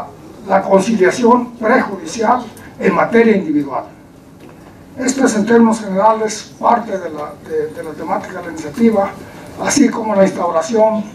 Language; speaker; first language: Spanish; native; Spanish